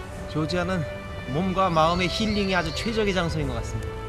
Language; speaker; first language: Korean; native; Korean